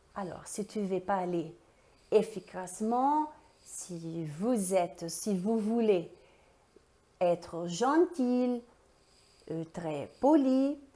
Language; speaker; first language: French; non-native, fluent; Portuguese